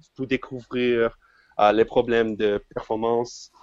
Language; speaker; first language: French; non-native, fluent; English